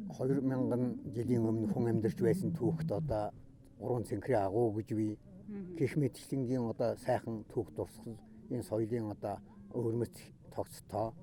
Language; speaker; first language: Mongolian; native; Mongolian